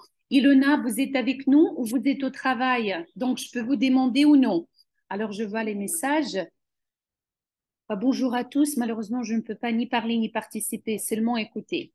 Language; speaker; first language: French; non-native, fluent; Ukrainian